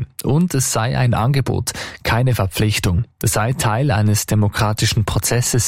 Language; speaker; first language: German; native; German